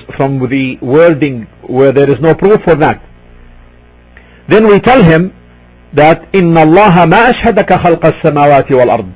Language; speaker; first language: English; non-native, fluent; Arabic